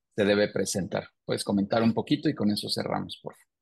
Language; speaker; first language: Spanish; native; Spanish